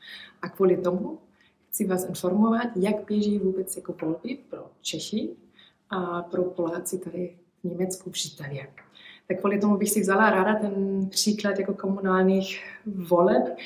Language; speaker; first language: Czech; early bilingual, heritage; Czech